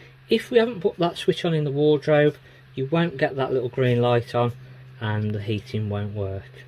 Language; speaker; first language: English; native; English